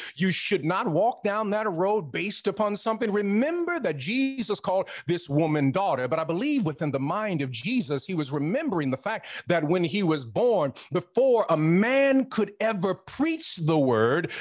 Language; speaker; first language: English; native; English